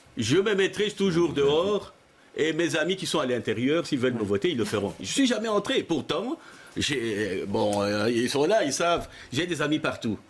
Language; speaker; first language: French; non-native, local second language; Lingala